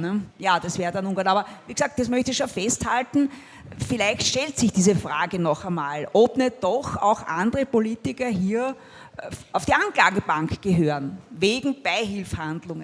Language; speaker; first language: German; native; German